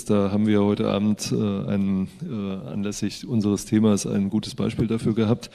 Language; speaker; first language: German; native; German